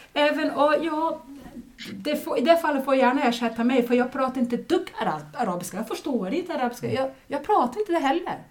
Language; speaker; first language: Swedish; non-native, fluent; Portuguese